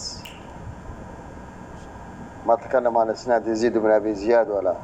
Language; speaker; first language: Arabic; native; Arabic